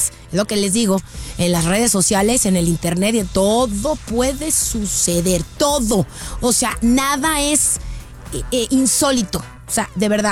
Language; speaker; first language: Spanish; native; Spanish